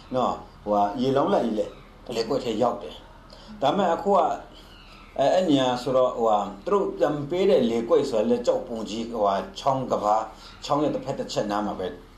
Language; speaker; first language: Burmese; non-native, local second language; Kachin